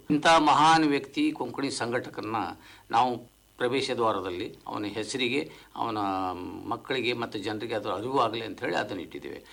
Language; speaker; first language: Kannada; non-native, local second language; Konkani